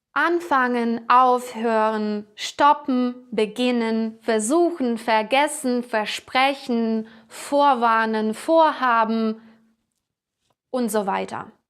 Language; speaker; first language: German; non-native, fluent; Ukrainian